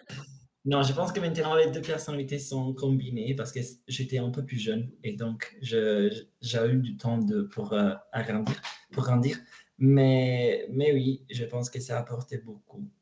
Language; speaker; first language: French; non-native, learner; Italian